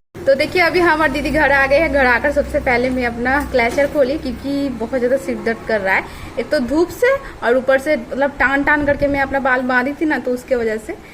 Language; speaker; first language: Hindi; non-native, local second language; Bangla